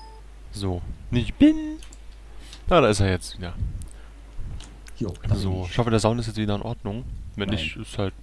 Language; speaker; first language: German; native; German